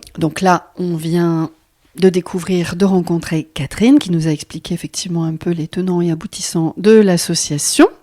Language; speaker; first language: French; native; French